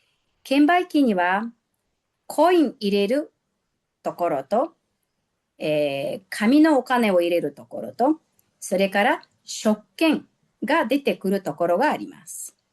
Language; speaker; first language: Japanese; non-native, fluent; Mongolian